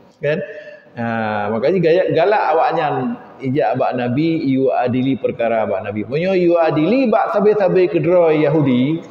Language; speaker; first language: Malay; non-native, local second language; Achinese